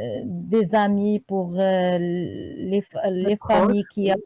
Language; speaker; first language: French; non-native, learner; Arabic